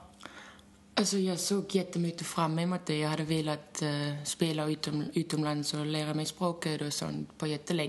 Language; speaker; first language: Swedish; non-native, fluent; German